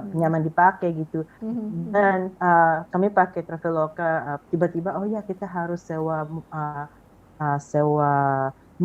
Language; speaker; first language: Indonesian; non-native, fluent; Filipino